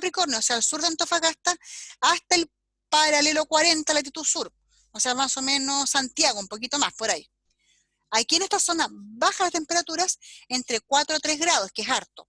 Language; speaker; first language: Spanish; native; Spanish